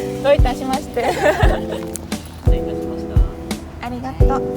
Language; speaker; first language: Japanese; non-native, learner; Korean